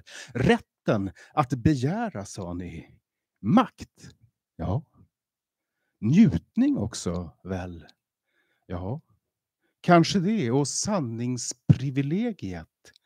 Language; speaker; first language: Swedish; native; Swedish